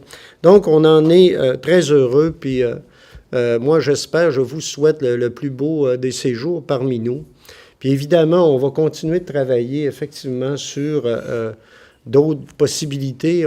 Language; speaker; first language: French; native; French